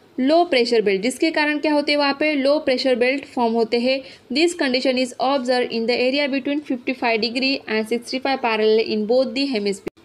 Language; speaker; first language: Hindi; non-native, local second language; Marathi